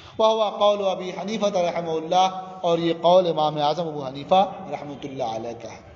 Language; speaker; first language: Urdu; native; Urdu